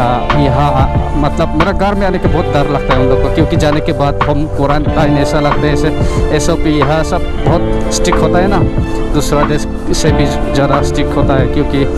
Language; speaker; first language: Hindi; non-native, local second language; Mizo